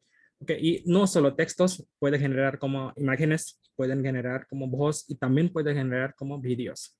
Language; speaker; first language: Spanish; non-native, fluent; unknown